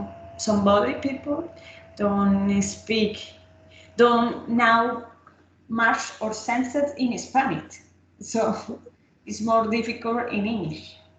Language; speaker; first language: English; non-native, learner; Spanish